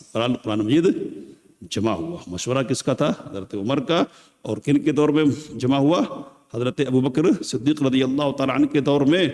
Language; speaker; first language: Urdu; native; Urdu